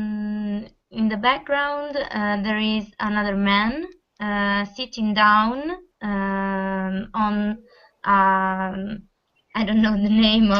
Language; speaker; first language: English; non-native, fluent; Italian